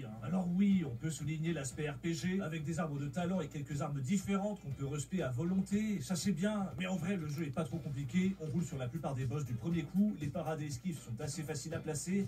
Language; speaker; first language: French; native; French